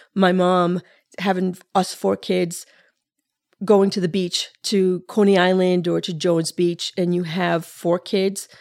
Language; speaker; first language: English; early bilingual, other home language; Spanish